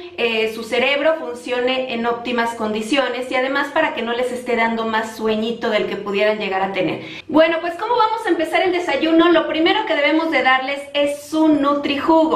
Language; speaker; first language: Spanish; native; Spanish